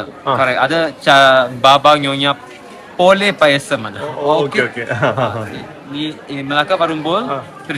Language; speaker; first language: Malayalam; early bilingual, heritage; Malayalam